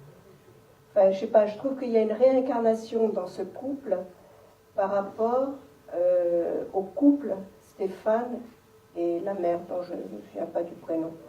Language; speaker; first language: French; native; French